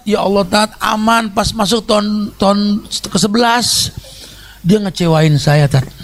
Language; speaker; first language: Indonesian; native; Indonesian